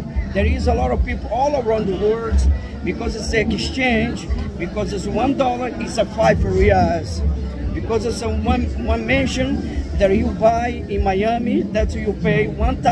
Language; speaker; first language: English; non-native, learner; Portuguese